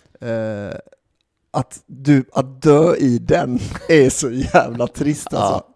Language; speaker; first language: Swedish; native; Swedish